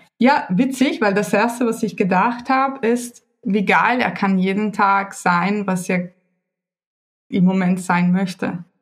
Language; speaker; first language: German; non-native, fluent; Italian